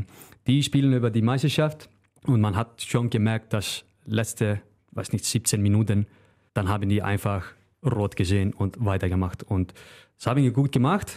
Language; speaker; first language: German; non-native, fluent; Icelandic